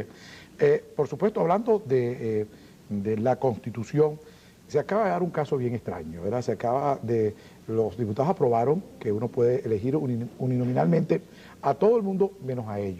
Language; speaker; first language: Spanish; native; Spanish